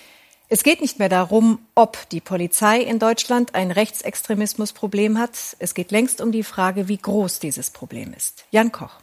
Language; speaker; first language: German; native; German